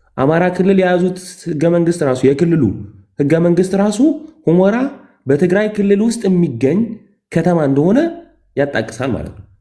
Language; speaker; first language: Amharic; non-native, local second language; Tigrinya